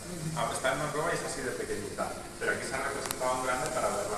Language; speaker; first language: Spanish; native; Spanish